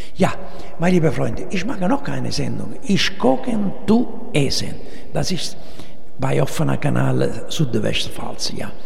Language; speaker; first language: German; non-native, learner; Italian